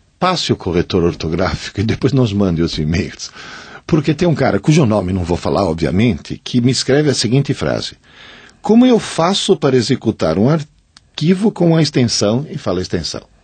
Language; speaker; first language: Portuguese; non-native, fluent; Italian